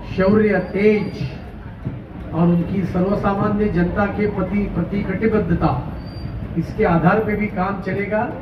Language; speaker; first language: Hindi; non-native, local second language; Marathi